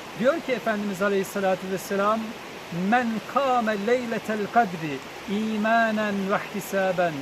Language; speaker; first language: Turkish; native; Turkish